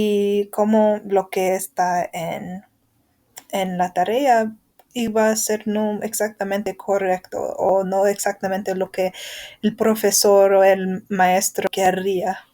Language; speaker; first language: Spanish; non-native, fluent; English